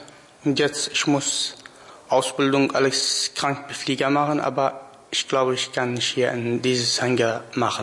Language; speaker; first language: German; non-native, learner; Arabic